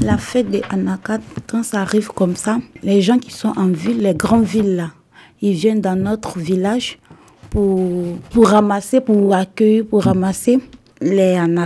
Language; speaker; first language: French; non-native, learner; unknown